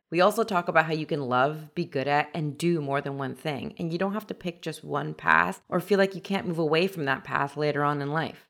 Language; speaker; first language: English; early bilingual, other home language; Persian